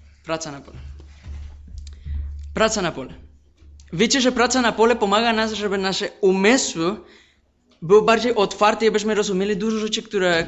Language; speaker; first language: Polish; non-native, fluent; Spanish